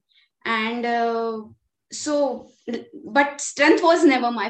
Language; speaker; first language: English; non-native, local second language; Marathi